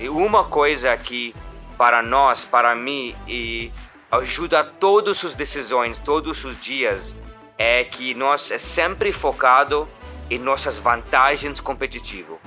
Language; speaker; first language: Portuguese; non-native, learner; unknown